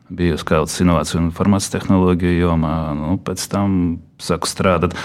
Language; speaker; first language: Latvian; non-native, local second language; Russian